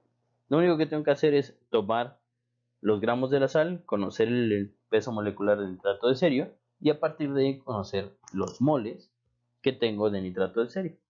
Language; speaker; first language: Spanish; native; Spanish